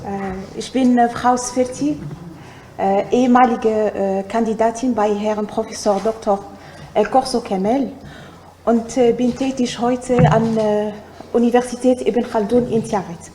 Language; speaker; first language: German; non-native, fluent; Arabic